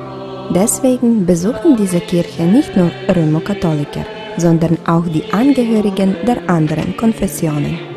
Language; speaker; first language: German; non-native, fluent; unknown